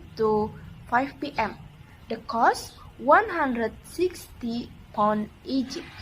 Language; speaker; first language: English; non-native, learner; Indonesian